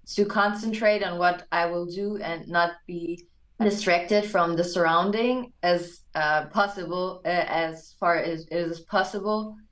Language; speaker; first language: English; non-native, fluent; German